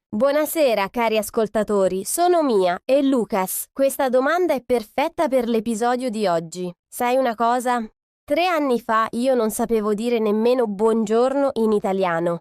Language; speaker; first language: Italian; non-native, fluent; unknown